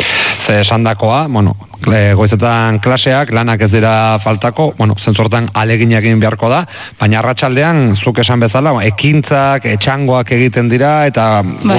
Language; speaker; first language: Basque; native; Basque